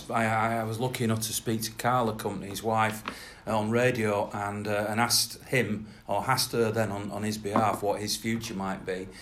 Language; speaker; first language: English; native; English